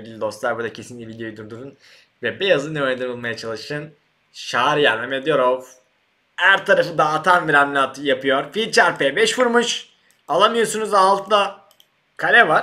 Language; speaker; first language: Turkish; native; Turkish